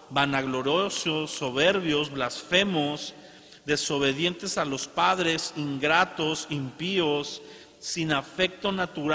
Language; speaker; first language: Spanish; native; Spanish